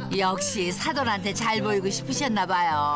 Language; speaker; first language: Korean; native; Korean